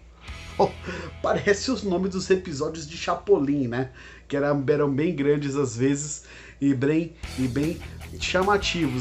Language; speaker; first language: Portuguese; native; Portuguese